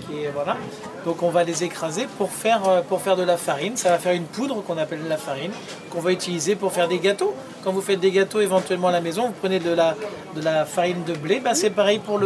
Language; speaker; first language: French; native; French